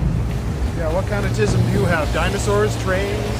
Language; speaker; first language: English; native; English